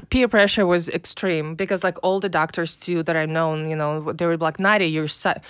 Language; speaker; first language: English; non-native, fluent; Russian